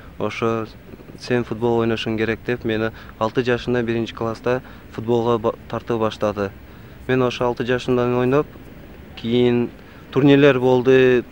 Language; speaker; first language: Kyrgyz; non-native, local second language; Tajik